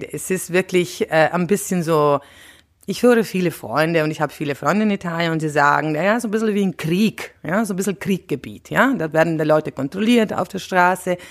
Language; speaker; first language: German; non-native, fluent; Italian